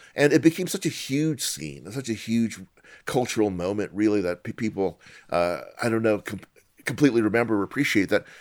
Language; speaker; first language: English; native; English